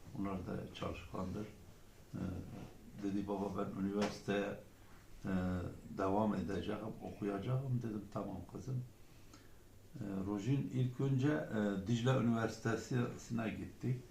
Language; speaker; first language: Turkish; non-native, local second language; Kurdish